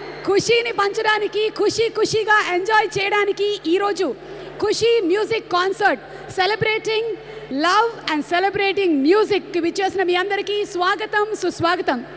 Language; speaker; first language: Telugu; native; Telugu